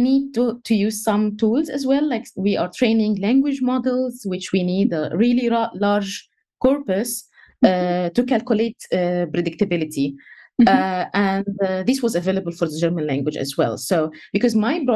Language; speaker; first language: English; non-native, fluent; Arabic